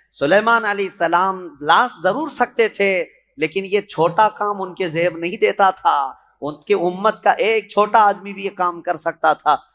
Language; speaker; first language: Urdu; native; Urdu